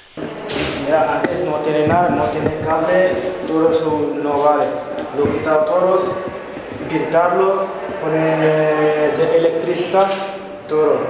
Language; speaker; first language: Spanish; non-native, learner; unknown